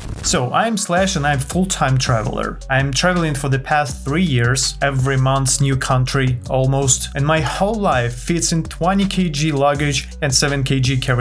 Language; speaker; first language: English; non-native, fluent; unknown